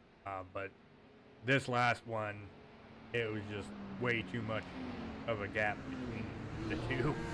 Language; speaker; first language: English; native; English